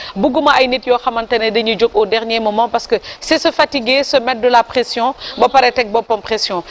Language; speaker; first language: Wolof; native; Wolof